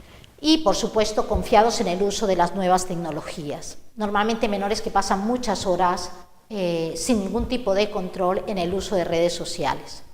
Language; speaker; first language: Spanish; native; Spanish